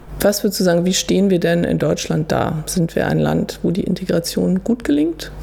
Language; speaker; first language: German; native; German